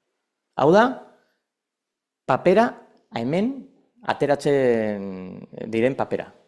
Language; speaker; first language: Basque; non-native, local second language; Spanish